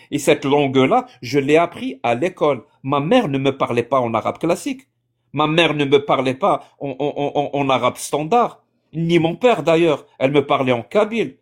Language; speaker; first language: French; native; French